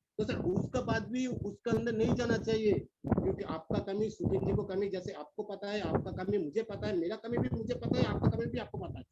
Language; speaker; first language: Hindi; non-native, local second language; Bangla